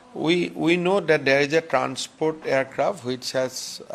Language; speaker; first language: English; non-native, local second language; Assamese